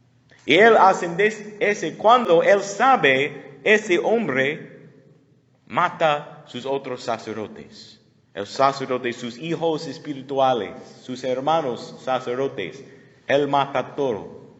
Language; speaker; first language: Spanish; non-native, learner; English